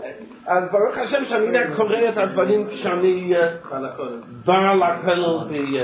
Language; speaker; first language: Hebrew; non-native, fluent; English